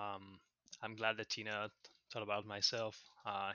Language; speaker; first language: English; non-native, fluent; French